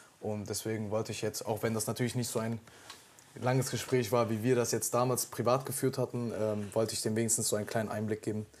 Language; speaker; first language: German; early bilingual, other home language; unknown